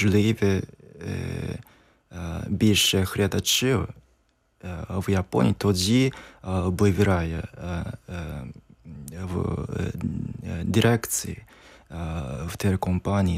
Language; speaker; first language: Ukrainian; non-native, learner; Japanese